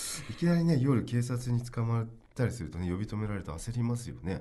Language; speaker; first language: Japanese; native; Japanese